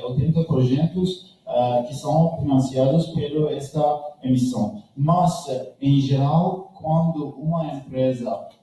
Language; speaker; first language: Portuguese; non-native, learner; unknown